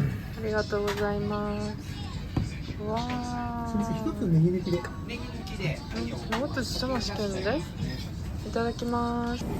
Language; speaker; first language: Korean; non-native, fluent; Japanese